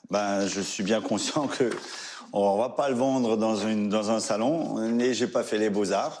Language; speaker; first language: French; native; French